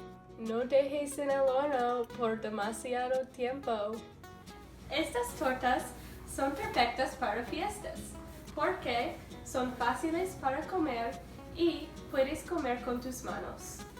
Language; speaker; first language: Spanish; non-native, learner; English